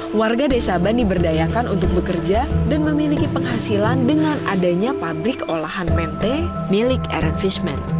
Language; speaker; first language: Indonesian; native; Indonesian